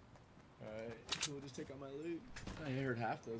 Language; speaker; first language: English; native; English